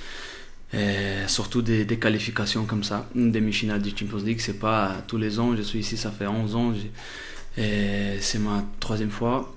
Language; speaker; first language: French; non-native, fluent; Portuguese